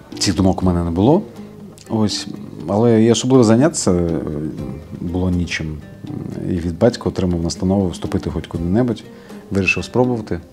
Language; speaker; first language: Ukrainian; non-native, local second language; Crimean Tatar